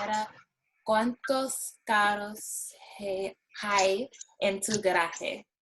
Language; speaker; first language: Spanish; non-native, learner; English